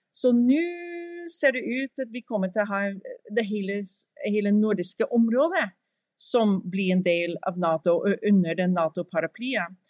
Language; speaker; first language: Norwegian; early bilingual, heritage; English